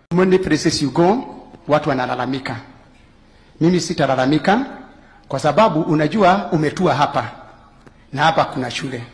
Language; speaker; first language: Swahili; native; Swahili